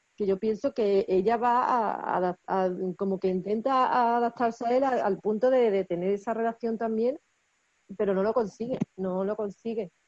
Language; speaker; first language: Spanish; native; Spanish